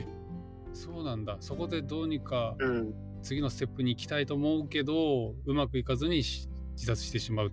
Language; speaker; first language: Japanese; native; Japanese